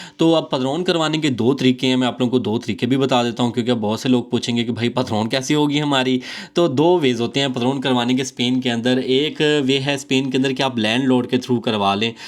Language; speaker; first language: Urdu; non-native, local second language; Punjabi